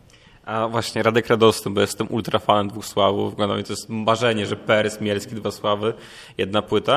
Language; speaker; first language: Polish; native; Polish